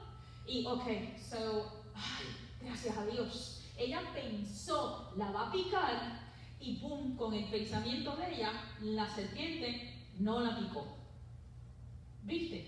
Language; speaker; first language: Spanish; early bilingual, heritage; Spanish